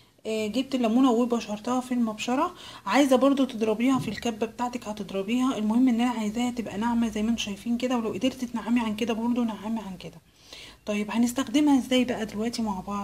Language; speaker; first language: Arabic; native; Arabic